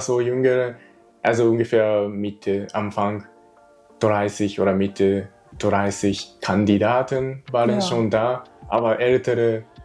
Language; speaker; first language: German; non-native, learner; Japanese